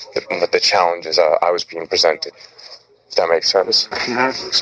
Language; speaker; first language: English; native; English